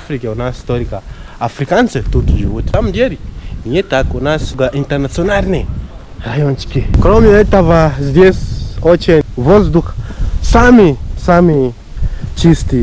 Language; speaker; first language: Russian; non-native, fluent; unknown